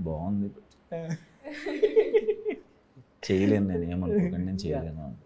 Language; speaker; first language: Telugu; native; Telugu